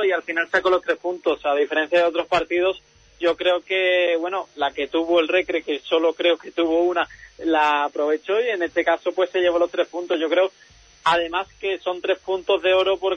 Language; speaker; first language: Spanish; native; Spanish